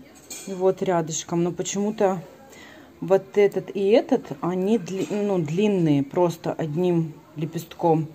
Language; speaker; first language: Russian; native; Russian